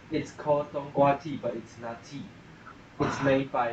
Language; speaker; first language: English; non-native, fluent; Chinese